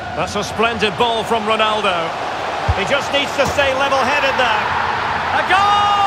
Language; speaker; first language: English; native; English